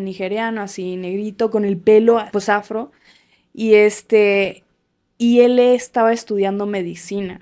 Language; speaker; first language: Spanish; native; Spanish